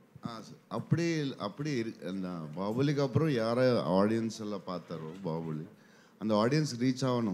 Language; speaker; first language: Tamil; non-native, learner; Telugu